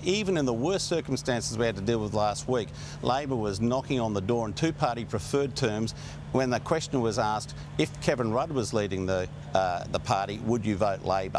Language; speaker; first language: English; native; English